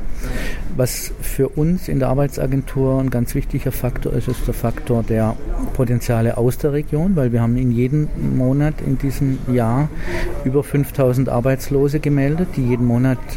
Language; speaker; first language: German; native; German